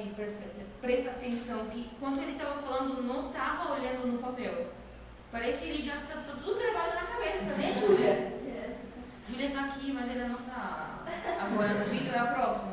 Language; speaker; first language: Portuguese; non-native, learner; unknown